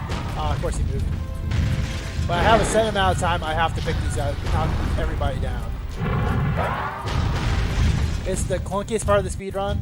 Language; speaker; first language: English; native; English